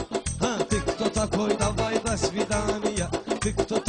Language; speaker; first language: Russian; non-native, learner; Azerbaijani